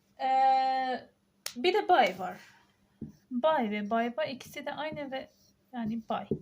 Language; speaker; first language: Turkish; non-native, fluent; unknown